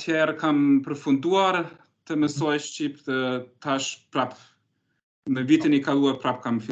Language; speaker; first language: Albanian; non-native, learner; German